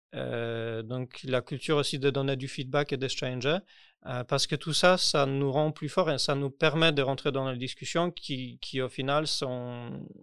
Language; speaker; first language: French; non-native, fluent; Polish